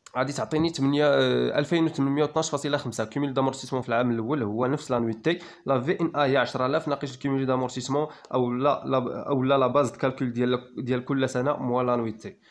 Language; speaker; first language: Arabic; native; Arabic